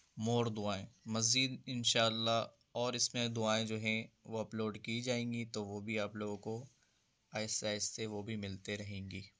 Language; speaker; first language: Urdu; native; Urdu